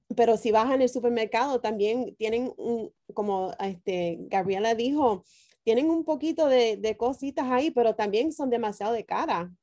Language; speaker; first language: Spanish; early bilingual, heritage; Spanish